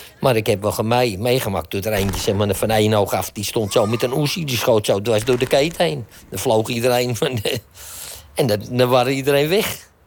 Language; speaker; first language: Dutch; native; Dutch